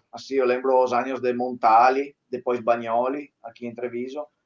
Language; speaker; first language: Portuguese; non-native, learner; Italian